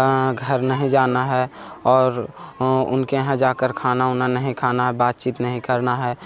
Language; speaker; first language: Hindi; non-native, local second language; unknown